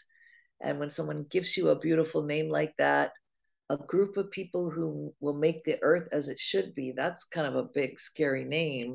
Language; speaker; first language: English; native; English